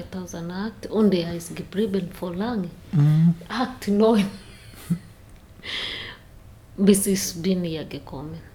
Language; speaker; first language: German; non-native, learner; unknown